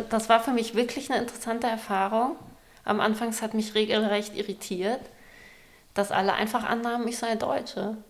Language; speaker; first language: German; early bilingual, other home language; Persian